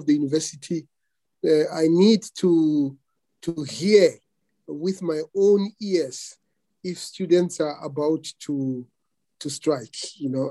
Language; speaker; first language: English; non-native, local second language; Venda